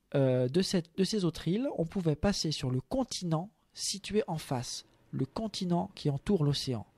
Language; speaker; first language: French; native; French